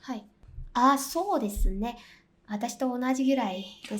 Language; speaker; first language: Japanese; non-native, fluent; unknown